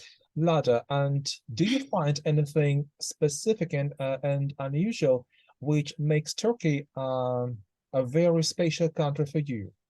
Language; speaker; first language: English; non-native, fluent; Russian